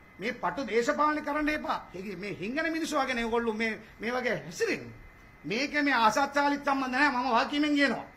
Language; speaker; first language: Sinhala; non-native, local second language; Tamil